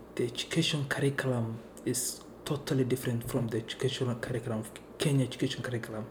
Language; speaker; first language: English; non-native, local second language; Somali